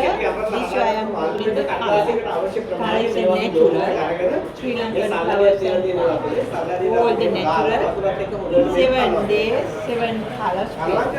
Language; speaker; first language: English; non-native, learner; Sinhala